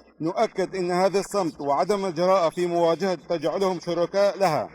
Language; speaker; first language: Arabic; non-native, local second language; Kurdish